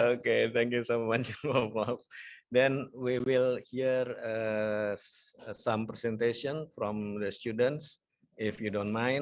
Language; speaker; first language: English; non-native, fluent; Indonesian